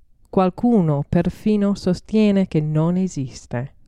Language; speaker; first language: Italian; non-native, learner; English